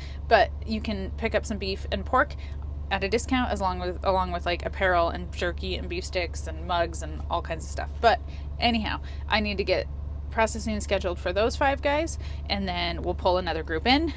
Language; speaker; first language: English; native; English